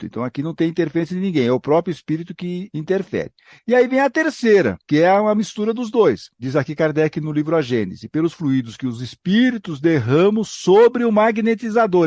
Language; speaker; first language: Portuguese; native; Portuguese